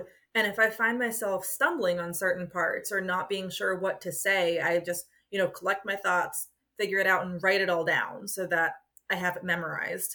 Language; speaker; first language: English; native; English